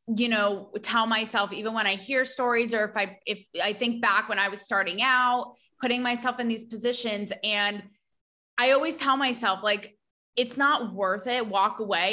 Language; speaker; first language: English; native; English